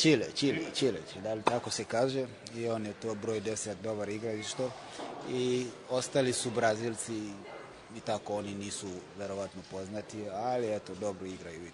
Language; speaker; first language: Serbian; non-native, fluent; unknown